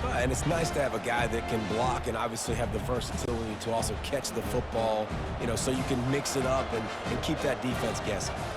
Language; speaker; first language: English; native; English